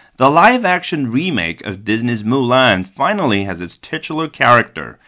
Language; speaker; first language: English; non-native, fluent; Chinese